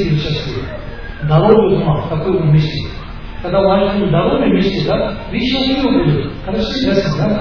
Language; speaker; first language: Russian; non-native, learner; Tibetan